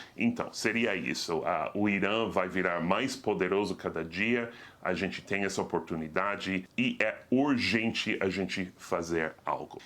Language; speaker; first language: Portuguese; non-native, fluent; English